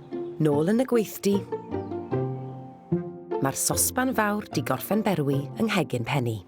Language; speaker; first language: Welsh; native; Welsh